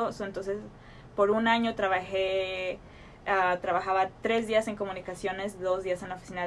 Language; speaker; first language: Spanish; early bilingual, heritage; Spanish